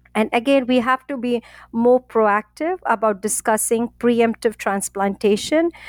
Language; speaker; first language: English; non-native, local second language; Tamil